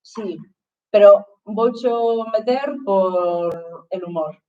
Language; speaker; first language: Spanish; non-native, local second language; Galician